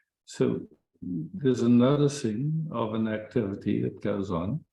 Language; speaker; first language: English; native; English